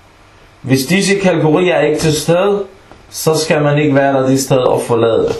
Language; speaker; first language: Danish; non-native, local second language; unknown